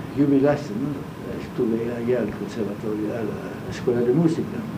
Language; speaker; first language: Spanish; non-native, fluent; French